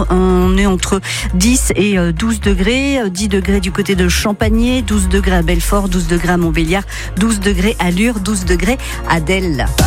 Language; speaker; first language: French; native; French